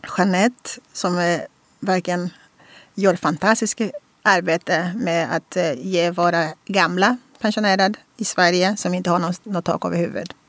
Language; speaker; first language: Swedish; non-native, fluent; Portuguese